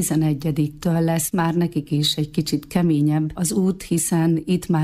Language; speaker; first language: Hungarian; native; Hungarian